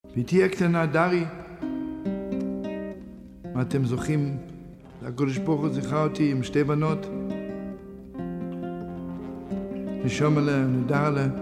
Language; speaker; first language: Hebrew; non-native, fluent; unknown